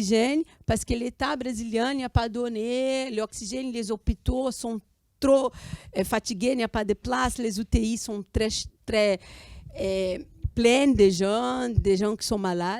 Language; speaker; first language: French; non-native, fluent; Portuguese